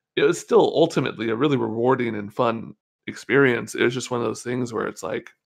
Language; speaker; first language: English; native; English